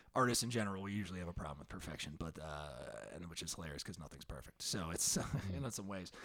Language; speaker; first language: English; native; English